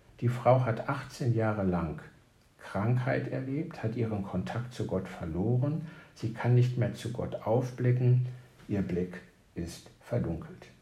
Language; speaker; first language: German; native; German